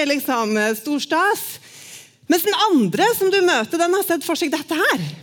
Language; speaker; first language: Norwegian; native; Norwegian